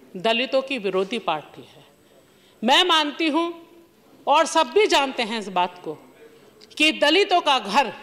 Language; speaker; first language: Hindi; native; Hindi